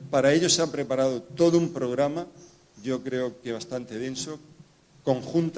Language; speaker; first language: Spanish; native; Spanish